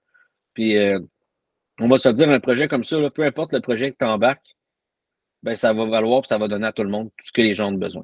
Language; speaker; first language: French; native; French